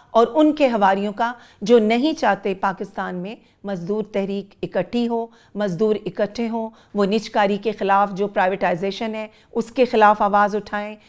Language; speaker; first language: Urdu; native; Urdu